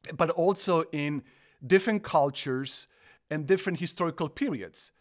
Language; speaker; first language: English; non-native, fluent; Croatian